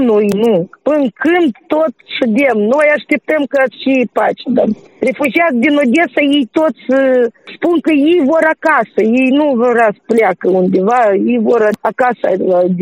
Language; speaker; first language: Romanian; non-native, local second language; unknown